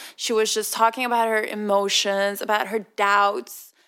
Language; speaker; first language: English; non-native, fluent; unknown